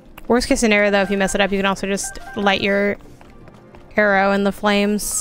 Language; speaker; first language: English; native; English